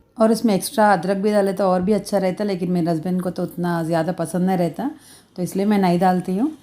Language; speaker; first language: Hindi; non-native, local second language; Telugu